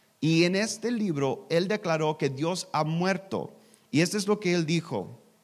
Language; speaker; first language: Spanish; non-native, learner; English